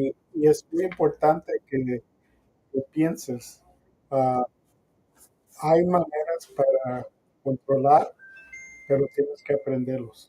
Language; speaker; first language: Spanish; non-native, learner; English